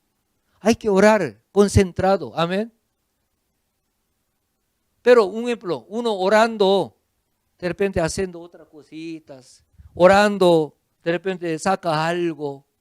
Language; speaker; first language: Spanish; non-native, fluent; Korean